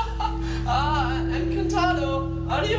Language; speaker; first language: Spanish; non-native, learner; English